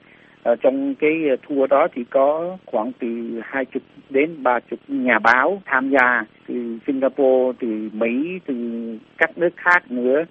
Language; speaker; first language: Vietnamese; early bilingual, heritage; Vietnamese